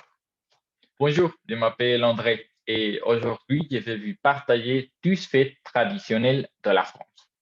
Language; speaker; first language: French; non-native, learner; Spanish